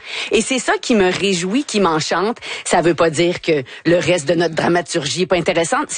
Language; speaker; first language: French; native; French